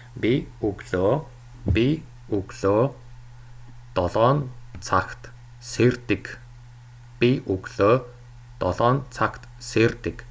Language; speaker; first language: Mongolian; non-native, fluent; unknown